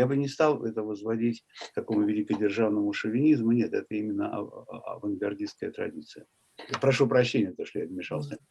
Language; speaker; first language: Russian; native; Russian